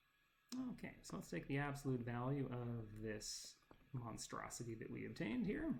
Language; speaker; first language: English; native; English